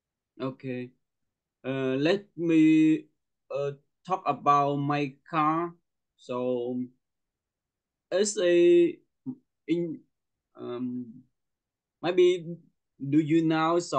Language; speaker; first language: English; non-native, learner; Vietnamese